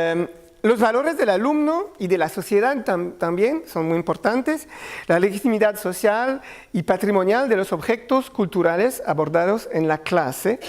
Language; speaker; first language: Spanish; non-native, learner; French